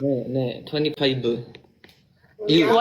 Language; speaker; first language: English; non-native, local second language; Filipino